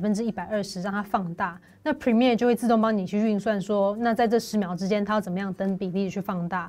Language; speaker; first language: Chinese; native; Chinese